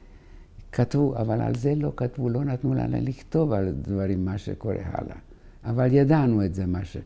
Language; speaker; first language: Hebrew; non-native, fluent; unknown